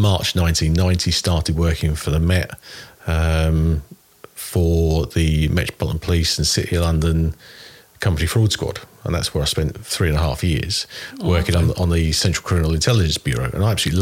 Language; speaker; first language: English; native; English